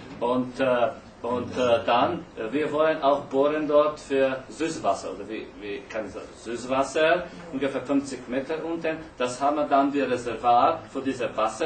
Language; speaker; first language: German; non-native, learner; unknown